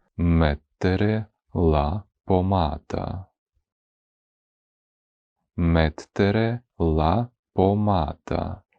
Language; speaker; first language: Italian; non-native, fluent; Ukrainian